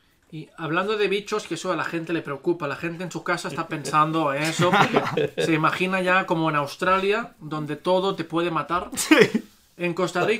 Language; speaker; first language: Spanish; native; Spanish